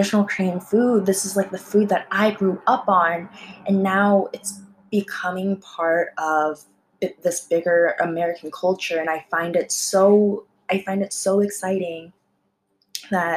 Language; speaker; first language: English; early bilingual, other home language; Korean